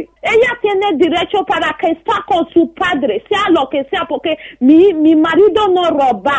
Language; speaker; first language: Spanish; non-native, learner; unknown